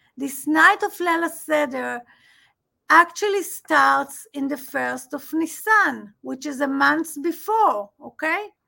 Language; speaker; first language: English; non-native, fluent; Hebrew